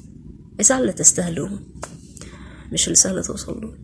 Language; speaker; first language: Arabic; native; Arabic